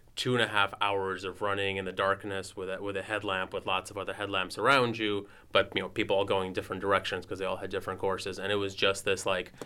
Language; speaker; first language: English; non-native, fluent; Russian